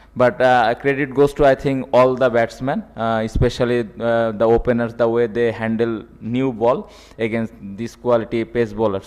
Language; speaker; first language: English; non-native, local second language; Bangla